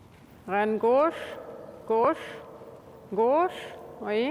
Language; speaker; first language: French; non-native, fluent; German